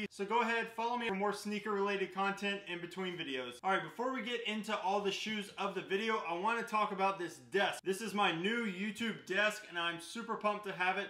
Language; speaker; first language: English; native; English